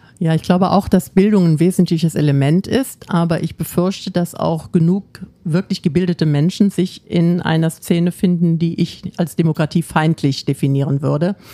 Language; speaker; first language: German; native; German